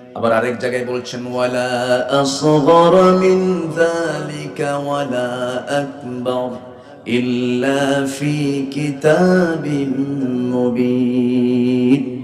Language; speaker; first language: Bangla; native; Bangla